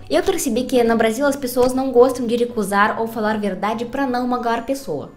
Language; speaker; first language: Portuguese; non-native, fluent; Russian